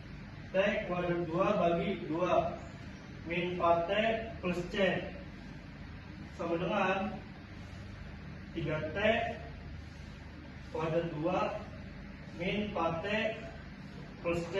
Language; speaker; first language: Indonesian; native; Indonesian